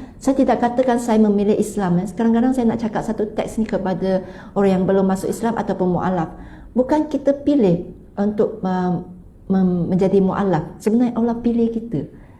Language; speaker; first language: Malay; non-native, local second language; Chinese